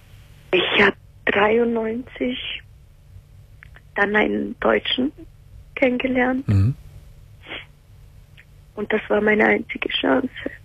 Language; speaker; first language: German; early bilingual, other home language; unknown